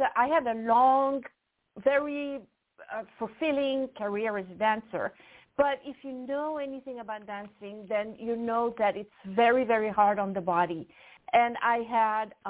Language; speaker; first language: English; non-native, fluent; French